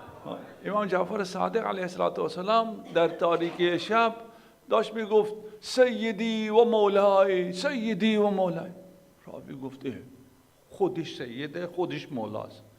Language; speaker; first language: Persian; non-native, fluent; Urdu